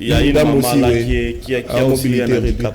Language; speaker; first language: French; non-native, local second language; Lingala